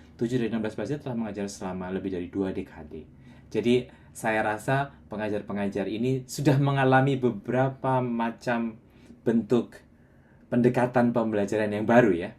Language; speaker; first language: Indonesian; non-native, local second language; Javanese